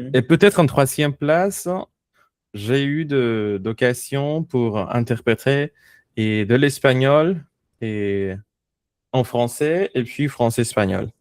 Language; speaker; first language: French; non-native, fluent; Spanish